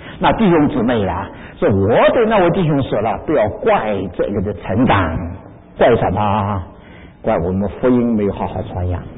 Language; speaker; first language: Chinese; native; Chinese